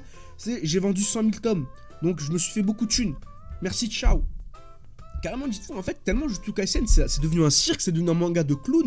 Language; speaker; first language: French; native; French